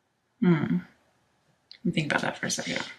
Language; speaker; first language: English; native; English